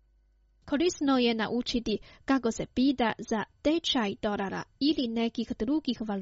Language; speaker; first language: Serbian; non-native, fluent; Chinese